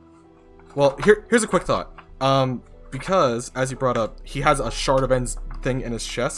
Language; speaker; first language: English; native; English